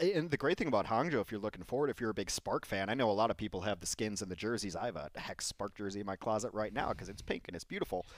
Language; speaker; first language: English; native; English